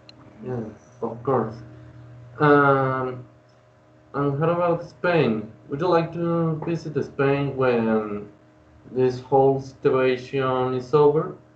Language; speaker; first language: English; non-native, learner; Spanish